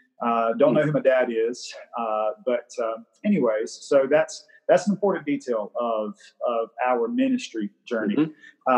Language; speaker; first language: English; native; English